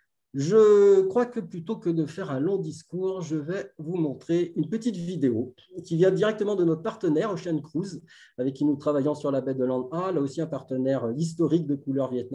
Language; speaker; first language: French; native; French